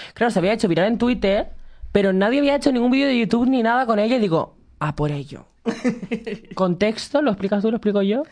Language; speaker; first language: Spanish; native; Spanish